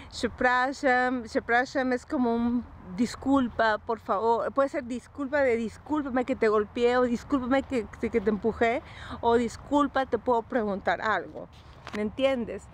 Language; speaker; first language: Spanish; native; Spanish